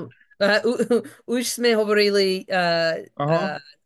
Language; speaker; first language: Slovak; non-native, learner; English